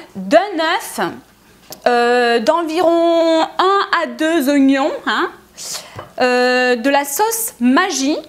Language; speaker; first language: French; native; French